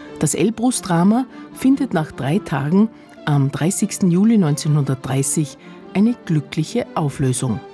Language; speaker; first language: German; native; German